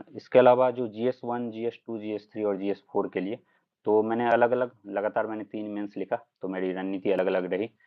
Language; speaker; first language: Hindi; non-native, local second language; Maithili